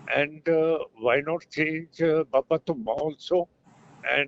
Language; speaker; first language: English; non-native, local second language; Punjabi